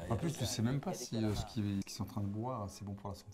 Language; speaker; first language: French; native; French